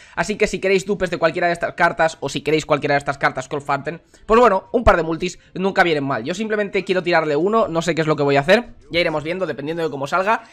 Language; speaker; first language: Spanish; native; Spanish